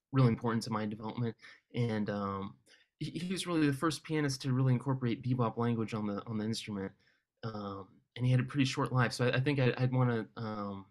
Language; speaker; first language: English; native; English